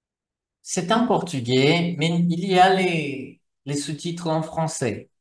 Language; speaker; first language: French; non-native, fluent; Portuguese